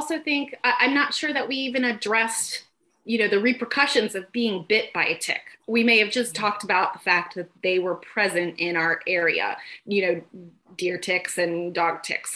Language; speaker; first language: English; native; English